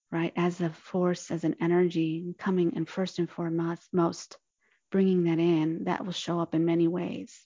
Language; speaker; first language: English; native; English